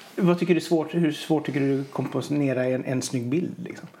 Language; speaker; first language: Swedish; native; Swedish